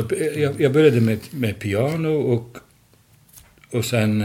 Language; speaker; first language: Swedish; non-native, fluent; Hungarian